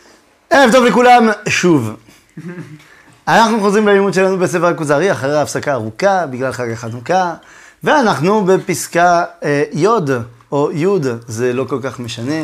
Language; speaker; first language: Hebrew; non-native, fluent; French